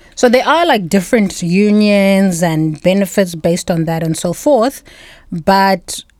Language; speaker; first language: English; non-native, local second language; Shona